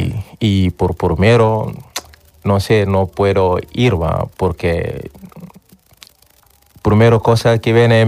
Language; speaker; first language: Spanish; non-native, learner; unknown